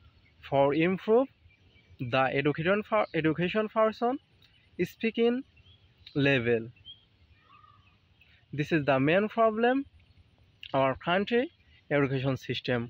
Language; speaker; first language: English; non-native, learner; Bangla